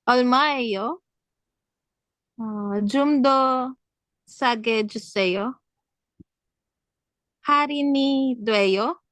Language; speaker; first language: Korean; non-native, learner; Filipino